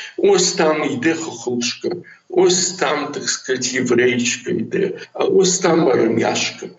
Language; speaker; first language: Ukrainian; non-native, local second language; Russian